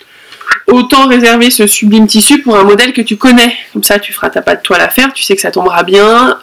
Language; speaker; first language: French; native; French